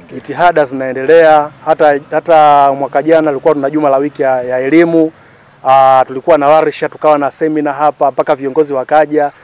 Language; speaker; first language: Swahili; native; Swahili